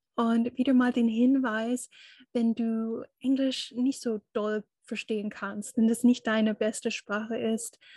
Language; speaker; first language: German; non-native, fluent; English